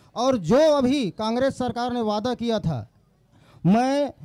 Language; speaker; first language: Hindi; native; Hindi